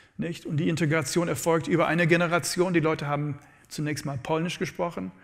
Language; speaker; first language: German; non-native, fluent; English